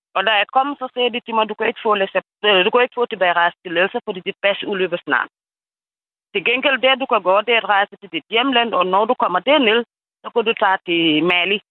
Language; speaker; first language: Danish; non-native, fluent; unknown